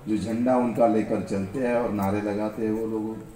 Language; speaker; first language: Hindi; non-native, local second language; Marathi